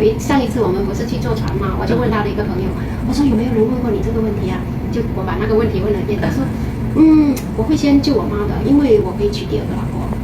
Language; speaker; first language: Chinese; non-native, local second language; Hakka Chinese